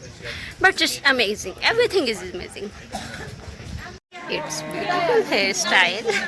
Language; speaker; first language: English; non-native, learner; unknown